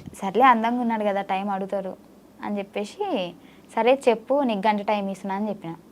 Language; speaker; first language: Telugu; native; Telugu